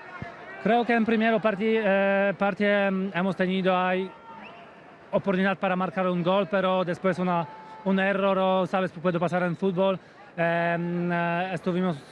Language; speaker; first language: Spanish; non-native, fluent; Polish